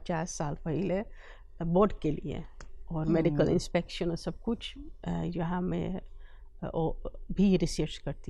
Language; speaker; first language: Hindi; early bilingual, heritage; Dutch